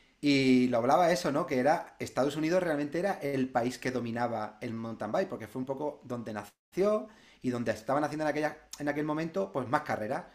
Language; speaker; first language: Spanish; native; Spanish